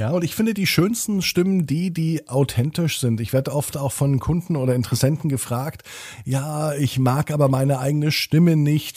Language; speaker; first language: German; native; German